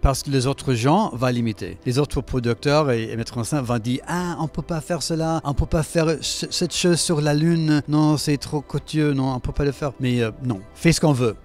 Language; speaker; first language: French; non-native, fluent; English